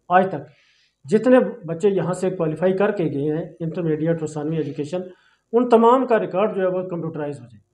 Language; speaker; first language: Urdu; non-native, local second language; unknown